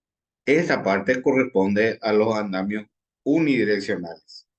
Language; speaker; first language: Spanish; native; Spanish